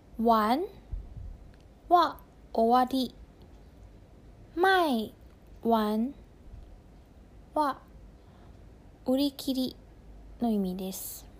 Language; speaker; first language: Japanese; non-native, fluent; Chinese